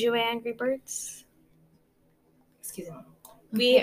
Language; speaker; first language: French; non-native, learner; English